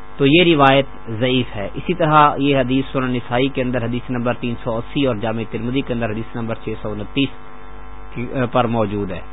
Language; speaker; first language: Urdu; non-native, local second language; Punjabi